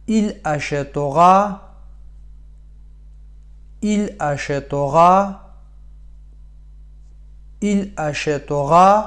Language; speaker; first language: French; non-native, fluent; Pashto